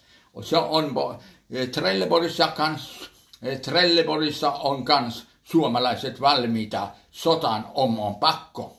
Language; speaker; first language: Finnish; early bilingual, heritage; Finnish